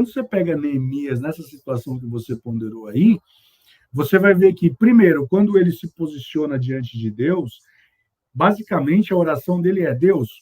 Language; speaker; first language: Portuguese; native; Portuguese